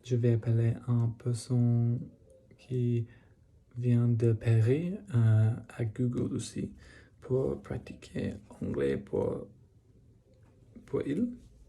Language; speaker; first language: French; non-native, learner; English